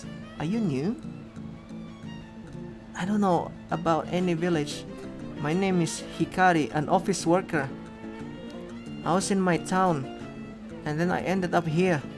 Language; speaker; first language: English; non-native, fluent; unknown